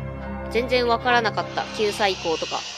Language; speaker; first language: Japanese; native; Japanese